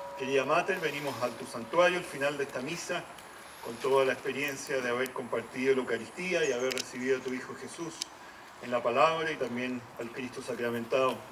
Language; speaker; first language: Spanish; native; Spanish